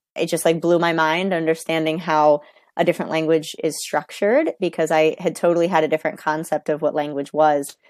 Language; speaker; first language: English; native; English